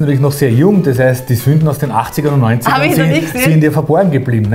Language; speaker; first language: German; native; German